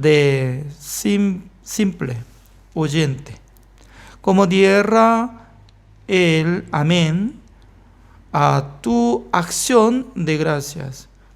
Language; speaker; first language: Spanish; non-native, fluent; Korean